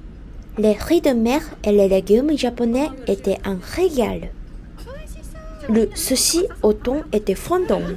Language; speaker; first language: French; non-native, fluent; Japanese